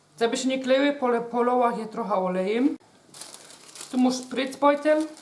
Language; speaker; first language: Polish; native; Polish